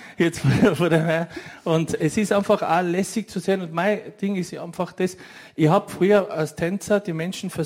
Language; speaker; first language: German; native; German